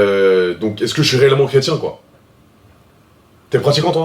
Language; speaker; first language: French; native; French